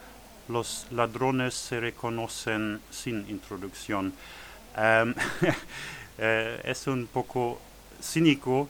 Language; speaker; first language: Spanish; non-native, learner; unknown